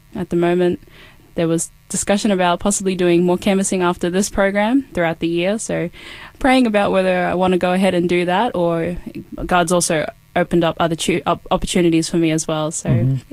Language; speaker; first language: English; native; English